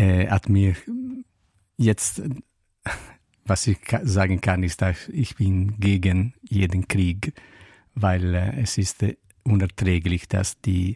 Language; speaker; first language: German; non-native, learner; Italian